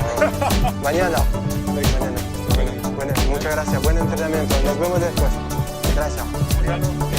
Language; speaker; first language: Spanish; non-native, learner; French